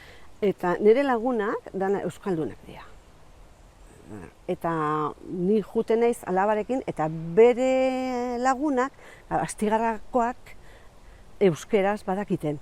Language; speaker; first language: Basque; non-native, local second language; Spanish